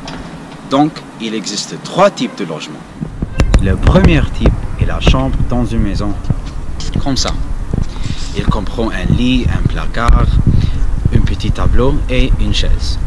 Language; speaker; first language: French; non-native, learner; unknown